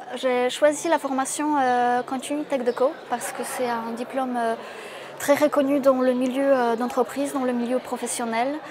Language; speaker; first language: French; non-native, fluent; Polish